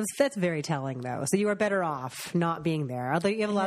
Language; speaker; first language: English; native; English